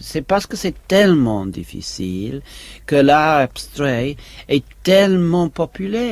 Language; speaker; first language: French; non-native, fluent; English